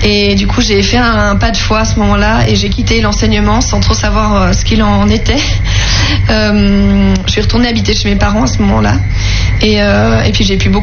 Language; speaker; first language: French; native; French